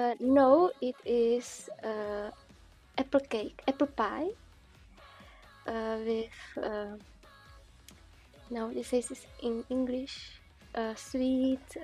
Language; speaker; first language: English; non-native, learner; Czech